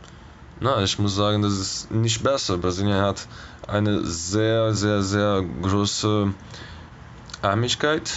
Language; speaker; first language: German; non-native, fluent; Portuguese